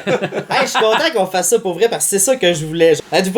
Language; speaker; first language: French; native; French